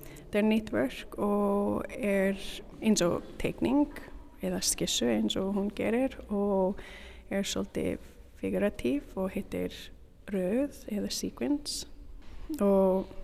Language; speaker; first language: Icelandic; non-native, learner; English